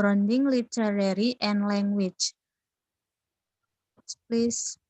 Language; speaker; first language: English; non-native, learner; Indonesian